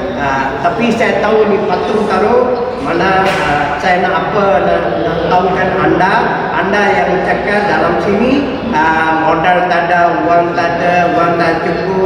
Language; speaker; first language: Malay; non-native, local second language; Tamil